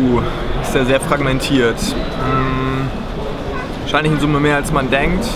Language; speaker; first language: German; native; German